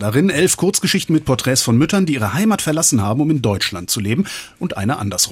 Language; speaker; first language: German; native; German